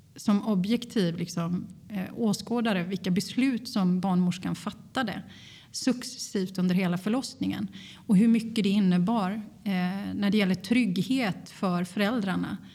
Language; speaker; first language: Swedish; native; Swedish